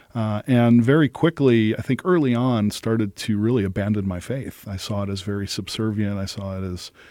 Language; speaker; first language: English; early bilingual, other home language; Italian